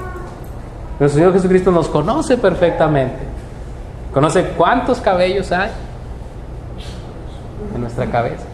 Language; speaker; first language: Spanish; native; Spanish